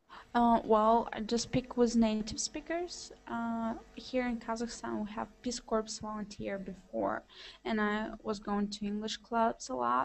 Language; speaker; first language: English; non-native, learner; Russian